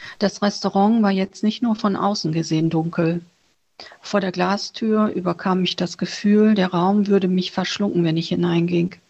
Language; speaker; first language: German; early bilingual, other home language; Chinese